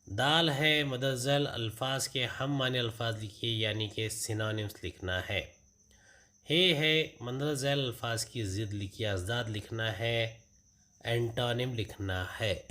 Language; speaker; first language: Urdu; native; Urdu